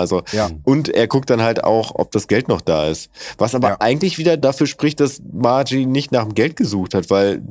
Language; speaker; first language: German; native; German